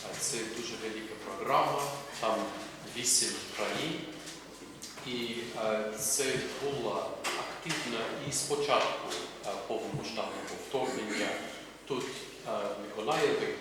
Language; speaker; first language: Ukrainian; non-native, fluent; English